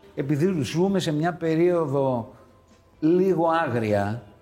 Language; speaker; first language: Greek; native; Greek